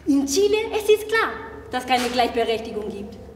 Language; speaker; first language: German; non-native, fluent; Spanish